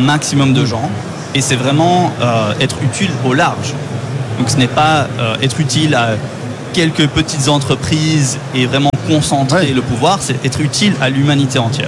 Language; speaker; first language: French; native; French